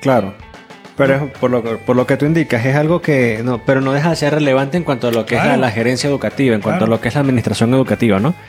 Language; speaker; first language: Spanish; native; Spanish